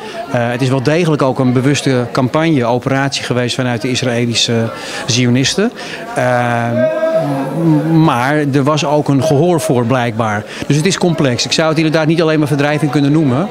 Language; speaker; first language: Dutch; native; Dutch